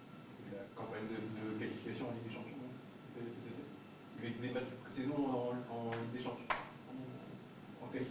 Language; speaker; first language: French; native; French